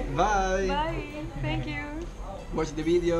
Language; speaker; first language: English; non-native, learner; Spanish